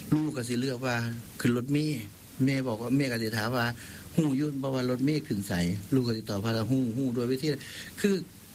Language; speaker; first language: Thai; native; Thai